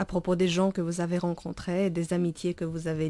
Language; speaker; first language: French; non-native, fluent; Romanian